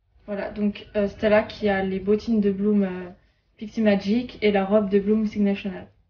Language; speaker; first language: French; native; French